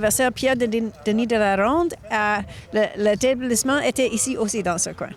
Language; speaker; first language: French; non-native, local second language; English